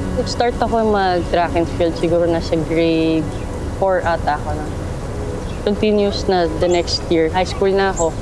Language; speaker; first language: Filipino; native; Filipino